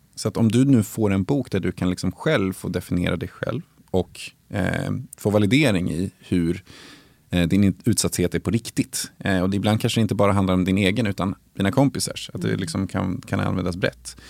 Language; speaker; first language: Swedish; native; Swedish